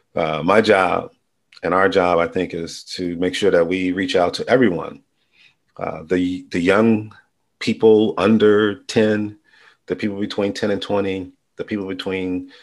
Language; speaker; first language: English; native; English